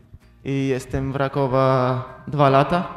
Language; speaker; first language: Polish; non-native, learner; English